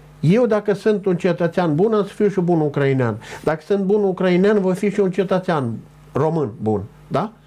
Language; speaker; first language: Romanian; non-native, local second language; Ukrainian